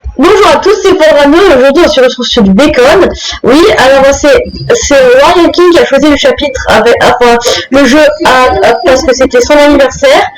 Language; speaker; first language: French; native; French